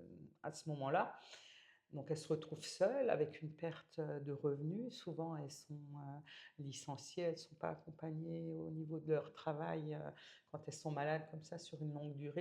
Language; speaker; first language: French; native; French